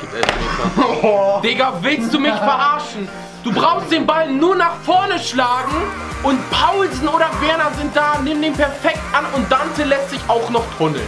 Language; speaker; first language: German; native; German